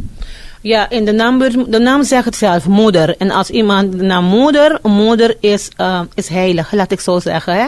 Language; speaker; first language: Dutch; non-native, fluent; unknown